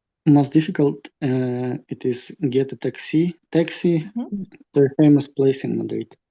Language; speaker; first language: English; non-native, learner; Russian